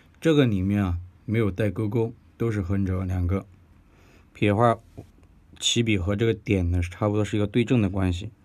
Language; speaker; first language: Chinese; native; Chinese